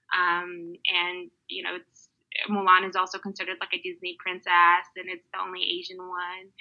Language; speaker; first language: English; early bilingual, other home language; Mongolian